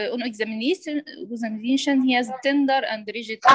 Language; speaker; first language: English; non-native, fluent; Arabic